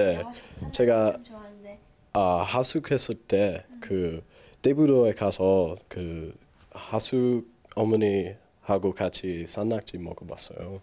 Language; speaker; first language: Korean; non-native, learner; English